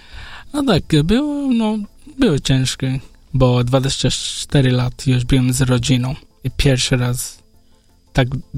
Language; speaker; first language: Polish; non-native, learner; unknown